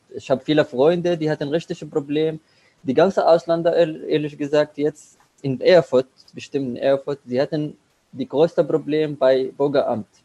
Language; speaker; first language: German; non-native, learner; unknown